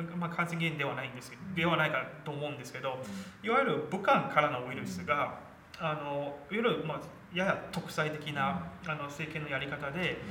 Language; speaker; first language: Japanese; non-native, fluent; Chinese